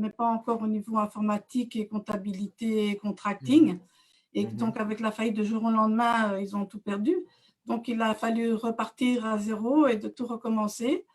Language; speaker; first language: French; native; French